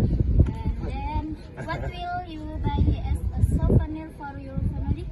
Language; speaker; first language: English; non-native, learner; Indonesian